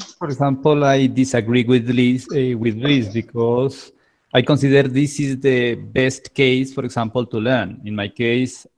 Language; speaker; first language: English; non-native, learner; Spanish